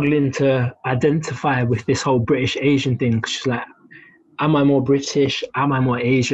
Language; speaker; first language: English; native; English